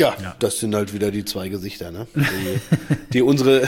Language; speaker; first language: German; native; German